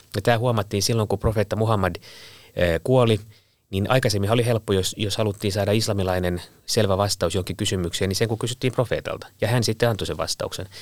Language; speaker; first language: Finnish; native; Finnish